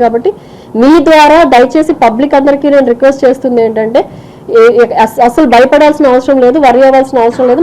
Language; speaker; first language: Telugu; native; Telugu